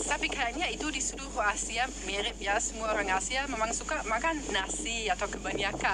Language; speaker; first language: Indonesian; non-native, fluent; German